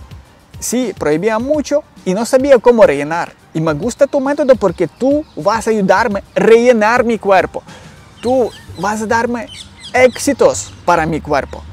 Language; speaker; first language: Spanish; non-native, learner; Ukrainian